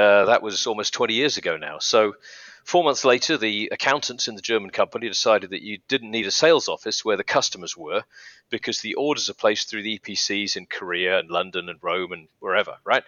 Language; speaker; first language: English; native; English